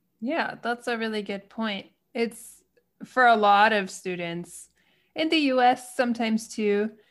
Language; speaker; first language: English; native; English